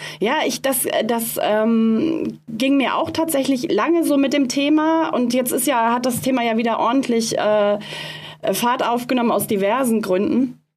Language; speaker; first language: German; native; German